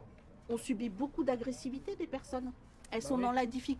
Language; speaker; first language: French; native; French